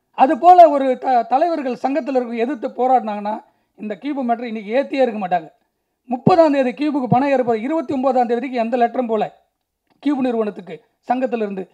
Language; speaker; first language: Tamil; native; Tamil